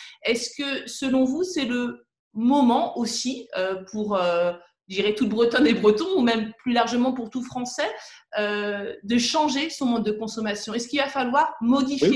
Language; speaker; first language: French; native; French